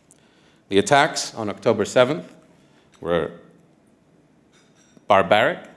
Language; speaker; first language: English; non-native, fluent; Arabic